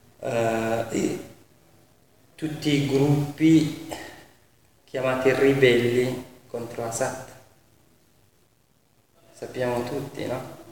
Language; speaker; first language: Italian; non-native, fluent; Persian